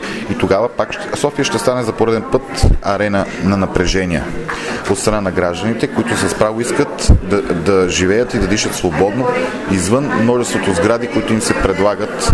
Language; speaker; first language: Bulgarian; native; Bulgarian